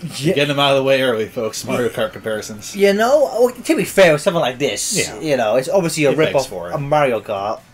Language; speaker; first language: English; native; English